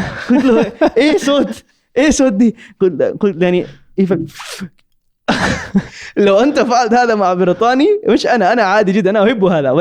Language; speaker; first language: Arabic; non-native, learner; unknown